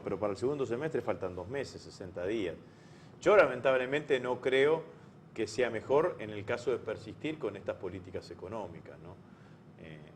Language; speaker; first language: Spanish; native; Spanish